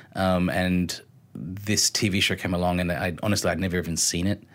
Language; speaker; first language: English; native; English